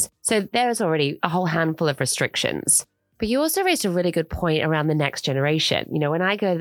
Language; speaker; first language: English; native; English